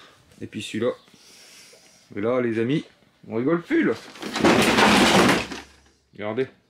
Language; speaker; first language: French; native; French